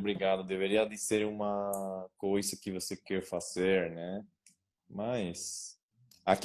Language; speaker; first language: Portuguese; non-native, learner; Spanish